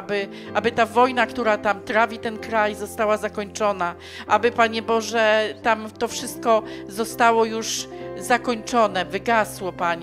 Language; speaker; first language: Polish; native; Polish